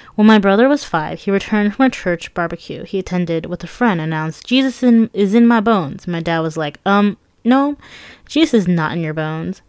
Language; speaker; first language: English; early bilingual, other home language; Persian